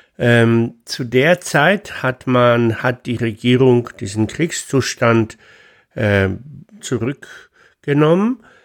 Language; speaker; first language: German; non-native, fluent; Polish